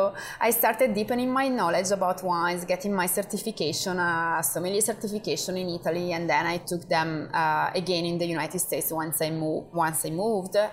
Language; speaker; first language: English; non-native, fluent; Italian